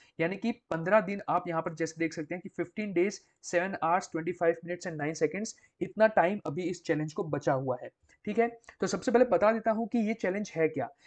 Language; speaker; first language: Hindi; non-native, local second language; Gujarati